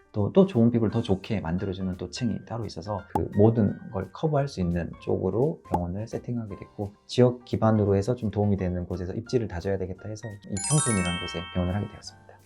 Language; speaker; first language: Korean; native; Korean